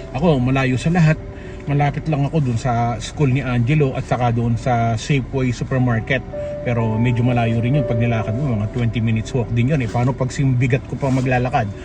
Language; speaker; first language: Filipino; native; Filipino